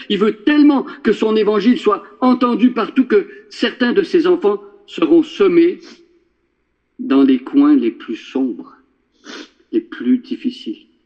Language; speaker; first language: French; native; French